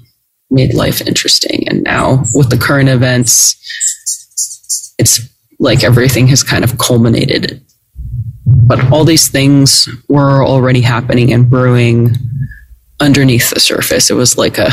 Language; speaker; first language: English; native; English